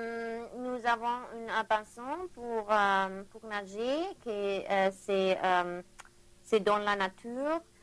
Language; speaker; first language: French; non-native, learner; German